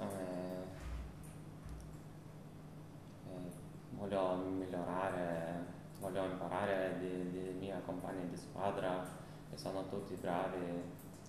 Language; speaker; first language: Italian; non-native, learner; Lithuanian